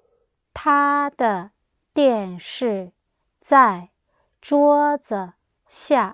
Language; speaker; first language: Chinese; non-native, learner; English